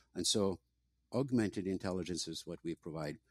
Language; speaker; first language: English; non-native, fluent; Norwegian